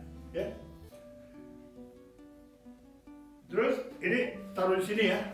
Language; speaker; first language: Indonesian; non-native, fluent; French